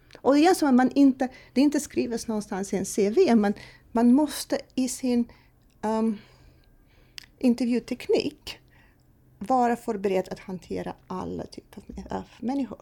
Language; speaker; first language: Swedish; non-native, fluent; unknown